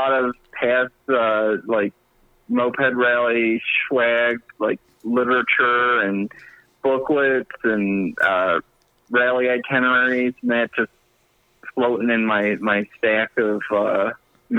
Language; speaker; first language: English; native; English